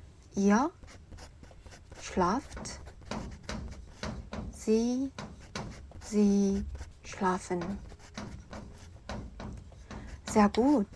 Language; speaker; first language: German; non-native, learner; Korean